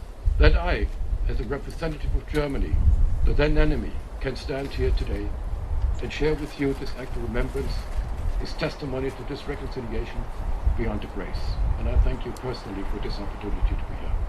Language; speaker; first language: English; non-native, fluent; German